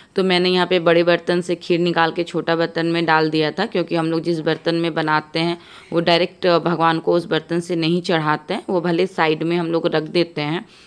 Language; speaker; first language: Hindi; native; Hindi